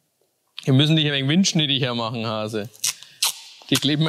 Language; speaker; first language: German; native; German